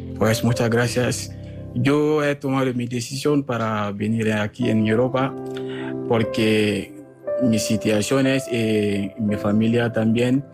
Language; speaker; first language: Spanish; non-native, learner; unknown